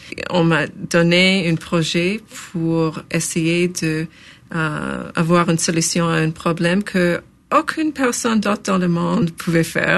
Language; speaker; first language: French; non-native, local second language; English